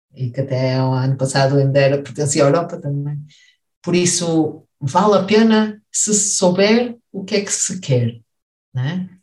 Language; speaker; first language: Portuguese; native; Portuguese